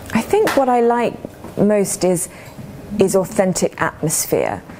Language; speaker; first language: English; native; English